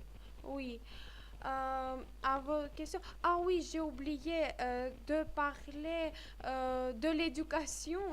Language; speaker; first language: French; non-native, fluent; Armenian